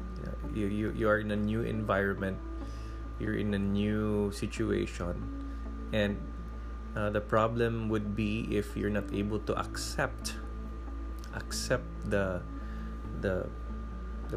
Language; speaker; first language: English; non-native, local second language; Cebuano